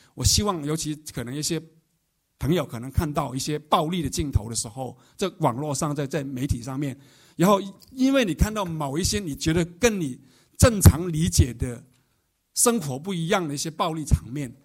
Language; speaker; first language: Chinese; non-native, local second language; Cantonese